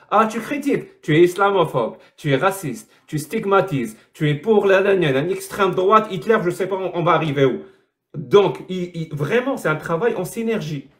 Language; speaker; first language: French; non-native, local second language; Arabic